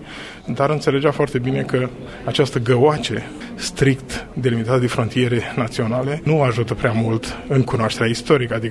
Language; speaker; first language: Romanian; native; Romanian